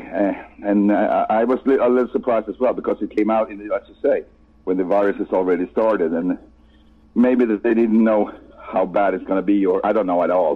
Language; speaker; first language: English; non-native, fluent; Swedish